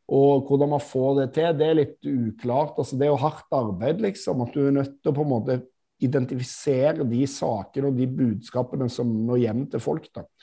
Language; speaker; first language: Norwegian; native; Norwegian